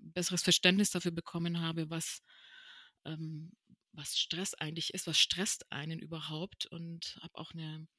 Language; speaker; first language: German; early bilingual, other home language; Spanish